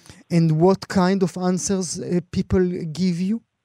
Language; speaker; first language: English; non-native, fluent; Hebrew